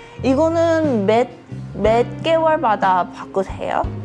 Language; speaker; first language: Korean; early bilingual, heritage; Korean